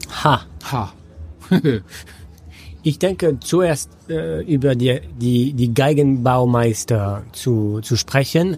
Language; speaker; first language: German; non-native, fluent; French